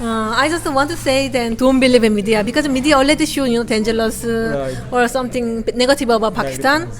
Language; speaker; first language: English; non-native, learner; Korean